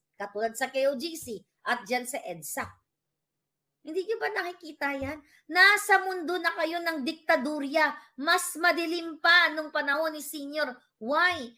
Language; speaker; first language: Filipino; non-native, local second language; Cebuano